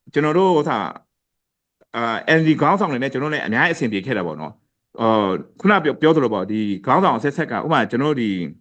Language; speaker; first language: Burmese; non-native, local second language; Pa'o Karen